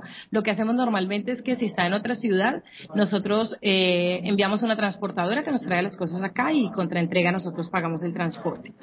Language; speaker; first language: Spanish; native; Spanish